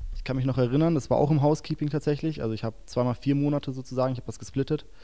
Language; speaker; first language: German; native; German